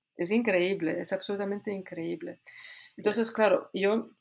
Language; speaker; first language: Spanish; non-native, fluent; Polish